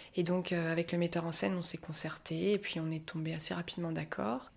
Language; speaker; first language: French; native; French